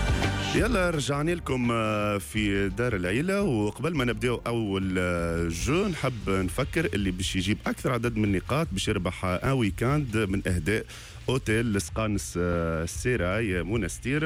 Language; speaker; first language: Arabic; native; Arabic